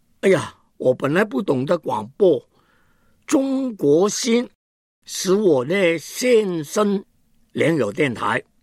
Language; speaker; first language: Chinese; non-native, local second language; Cantonese